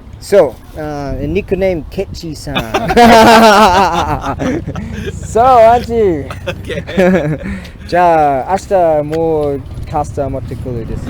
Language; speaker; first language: Japanese; non-native, learner; English